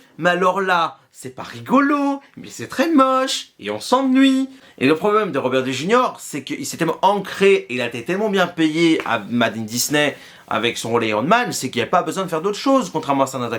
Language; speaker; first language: French; native; French